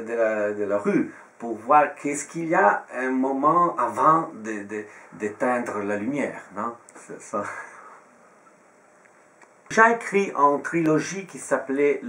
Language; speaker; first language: French; non-native, fluent; Italian